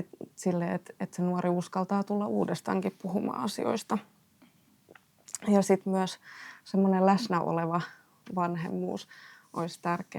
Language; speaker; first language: Finnish; native; Finnish